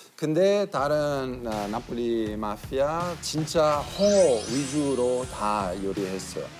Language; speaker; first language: Korean; non-native, learner; Italian